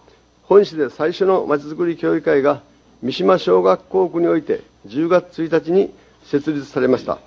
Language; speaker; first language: Japanese; native; Japanese